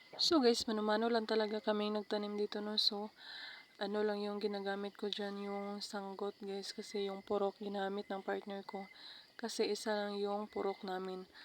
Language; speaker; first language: Filipino; non-native, local second language; Cebuano